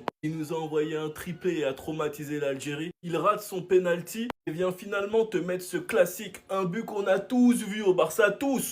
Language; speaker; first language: French; native; French